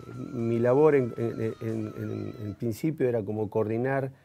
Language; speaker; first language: Spanish; native; Spanish